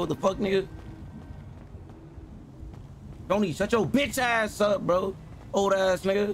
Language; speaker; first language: English; native; English